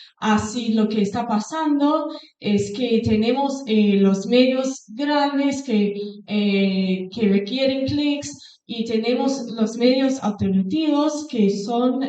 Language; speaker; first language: Spanish; non-native, fluent; English